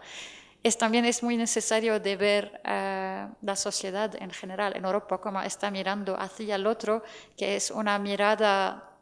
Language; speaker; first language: Spanish; non-native, fluent; Arabic